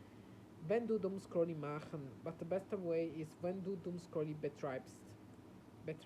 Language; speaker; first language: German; non-native, learner; Italian